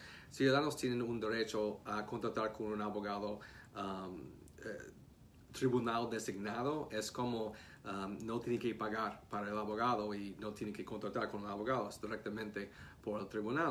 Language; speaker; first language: Spanish; non-native, fluent; English